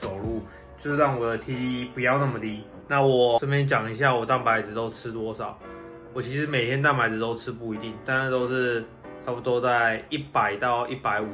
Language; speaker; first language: Chinese; native; Chinese